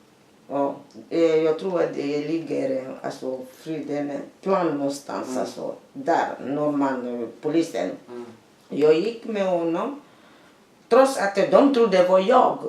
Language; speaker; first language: Swedish; non-native, learner; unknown